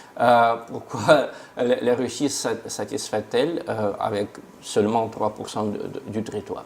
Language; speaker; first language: French; non-native, fluent; Russian